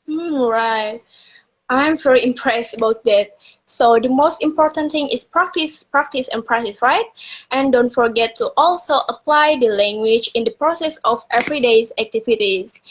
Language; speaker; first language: English; non-native, learner; Indonesian